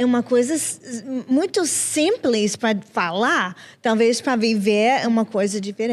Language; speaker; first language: Portuguese; non-native, fluent; English